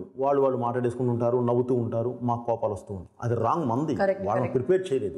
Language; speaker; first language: Telugu; native; Telugu